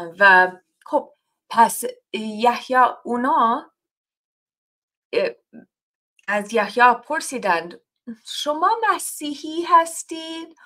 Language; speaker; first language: Persian; non-native, fluent; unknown